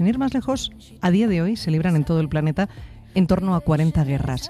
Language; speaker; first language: Spanish; native; Spanish